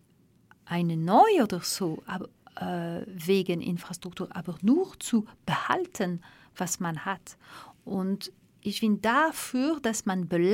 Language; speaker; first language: German; non-native, fluent; French